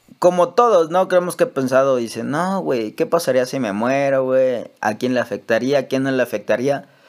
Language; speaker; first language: Spanish; native; Spanish